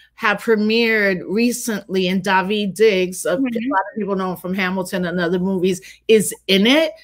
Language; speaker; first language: English; native; English